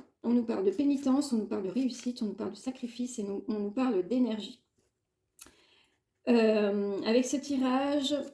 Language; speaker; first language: French; native; French